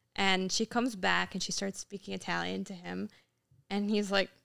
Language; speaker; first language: English; native; English